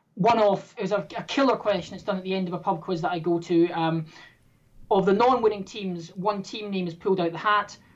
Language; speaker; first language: English; native; English